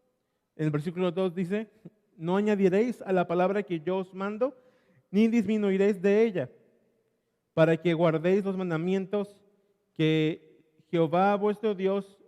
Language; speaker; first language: Spanish; native; Spanish